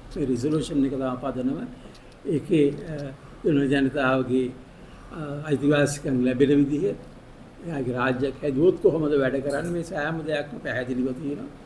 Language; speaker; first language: Sinhala; native; Sinhala